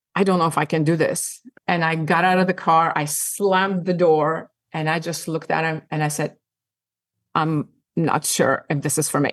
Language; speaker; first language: English; non-native, fluent; Ukrainian